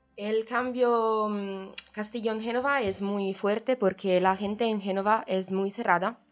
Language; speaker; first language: Spanish; non-native, learner; Italian